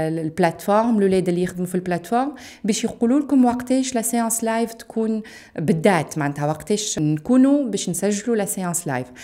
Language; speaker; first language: Arabic; native; Arabic